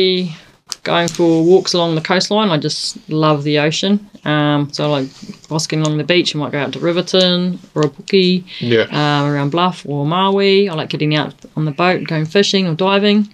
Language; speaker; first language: English; native; English